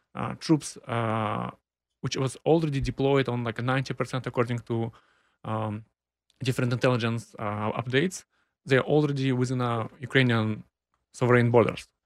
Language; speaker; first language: English; non-native, fluent; Ukrainian